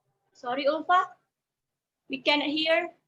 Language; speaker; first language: English; non-native, learner; Indonesian